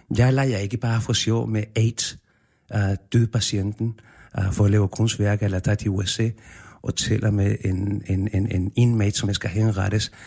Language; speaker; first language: Danish; non-native, fluent; Spanish